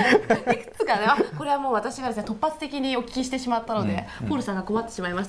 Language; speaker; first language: Japanese; native; Japanese